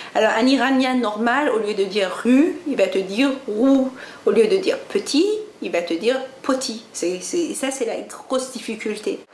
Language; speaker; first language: French; early bilingual, other home language; Persian